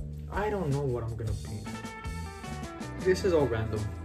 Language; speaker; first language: English; early bilingual, other home language; Spanish